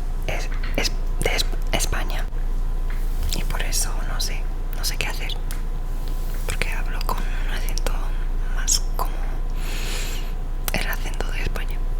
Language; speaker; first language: Spanish; non-native, learner; English